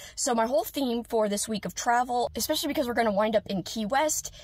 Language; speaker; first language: English; native; English